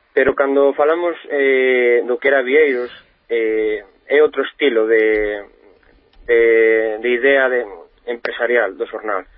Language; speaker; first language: Galician; non-native, local second language; Spanish